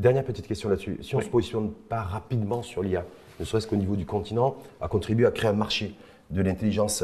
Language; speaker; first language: French; non-native, local second language; Arabic